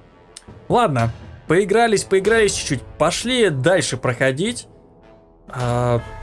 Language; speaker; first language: Russian; native; Russian